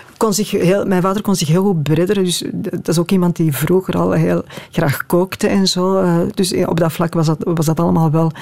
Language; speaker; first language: Dutch; native; Dutch